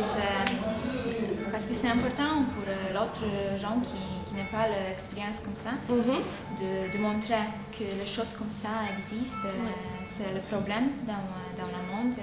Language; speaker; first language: French; non-native, learner; Polish